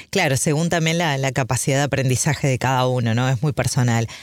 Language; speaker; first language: Spanish; native; Spanish